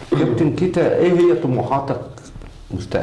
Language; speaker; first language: Arabic; native; Arabic